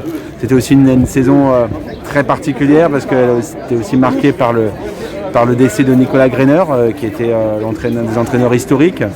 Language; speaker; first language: French; native; French